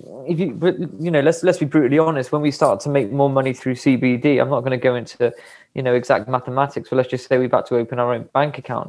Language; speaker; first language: English; native; English